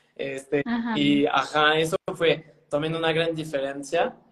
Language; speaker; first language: Spanish; non-native, fluent; French